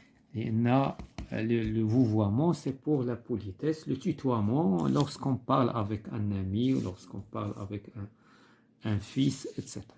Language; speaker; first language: French; non-native, local second language; Arabic